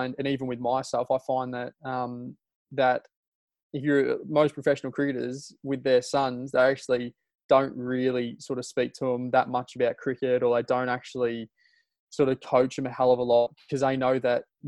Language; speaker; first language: English; native; English